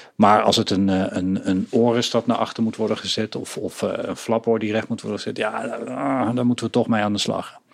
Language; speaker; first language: Dutch; native; Dutch